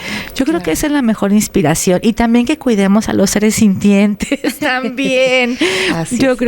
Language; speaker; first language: Spanish; native; Spanish